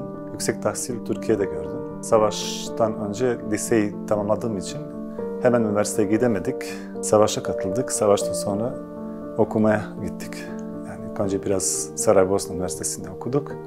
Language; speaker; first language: Turkish; non-native, fluent; Bosnian